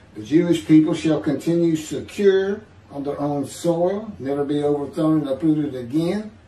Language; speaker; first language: English; native; English